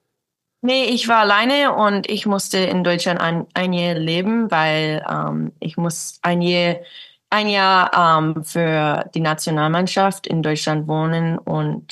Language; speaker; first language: German; early bilingual, heritage; English